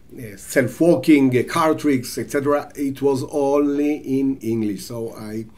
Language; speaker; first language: English; non-native, fluent; Hebrew